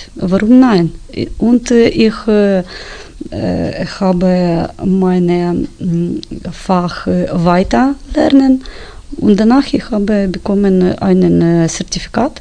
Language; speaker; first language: German; non-native, learner; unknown